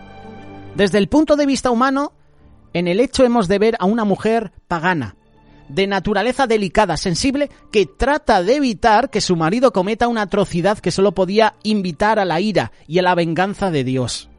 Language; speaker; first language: Spanish; native; Spanish